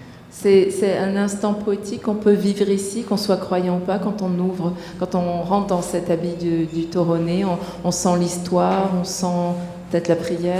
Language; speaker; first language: French; native; French